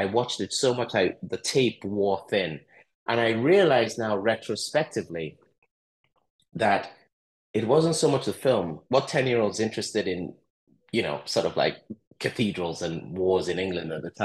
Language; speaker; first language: English; non-native, local second language; Igbo